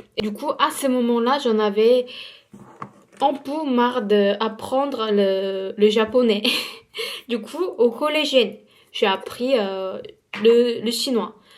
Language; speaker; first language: French; non-native, fluent; Korean